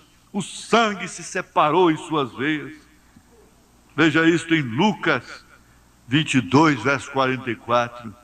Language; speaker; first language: Portuguese; native; Portuguese